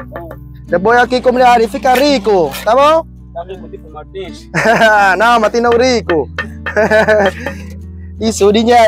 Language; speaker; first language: Portuguese; non-native, learner; Vietnamese